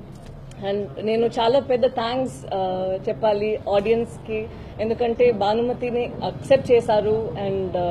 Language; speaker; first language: Telugu; non-native, fluent; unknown